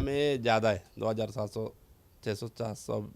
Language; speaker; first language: Hindi; non-native, local second language; Malayalam